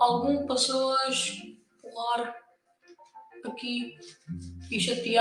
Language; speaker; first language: Portuguese; early bilingual, other home language; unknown